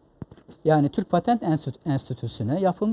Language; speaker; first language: Turkish; native; Turkish